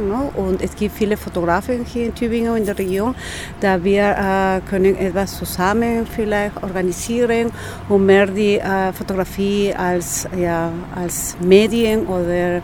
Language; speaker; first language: German; non-native, learner; Spanish